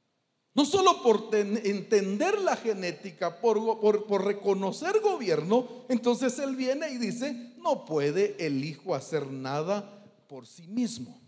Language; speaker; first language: Spanish; native; Spanish